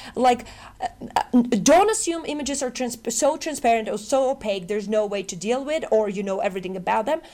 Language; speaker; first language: English; non-native, fluent; Macedonian